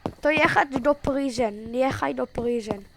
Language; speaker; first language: Polish; early bilingual, heritage; Polish